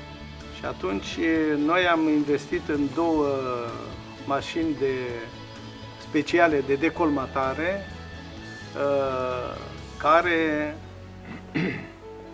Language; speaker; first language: Romanian; native; Romanian